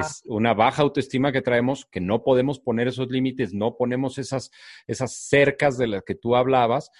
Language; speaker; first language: Spanish; native; Spanish